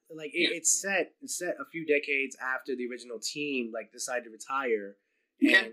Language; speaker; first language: English; native; English